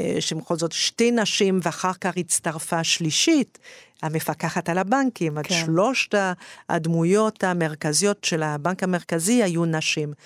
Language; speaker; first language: Hebrew; non-native, fluent; French